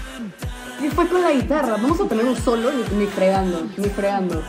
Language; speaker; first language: Spanish; native; Spanish